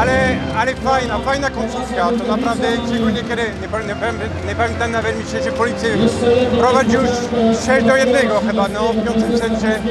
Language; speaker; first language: Polish; non-native, fluent; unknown